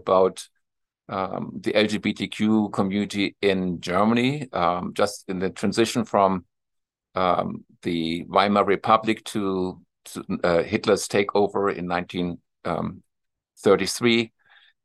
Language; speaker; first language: English; non-native, fluent; German